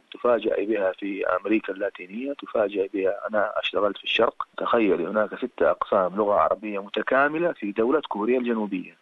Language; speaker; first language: Arabic; native; Arabic